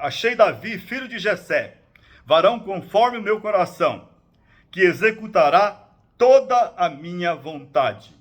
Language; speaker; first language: Portuguese; native; Portuguese